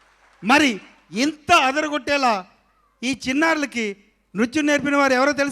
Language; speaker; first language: Telugu; native; Telugu